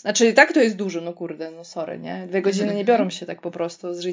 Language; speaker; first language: Polish; non-native, fluent; Russian